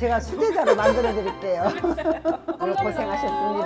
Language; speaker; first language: Korean; native; Korean